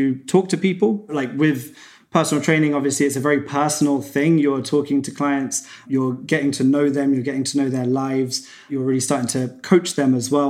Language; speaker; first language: English; native; English